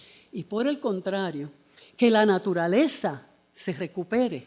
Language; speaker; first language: Spanish; native; Spanish